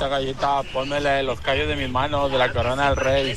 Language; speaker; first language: Spanish; native; Spanish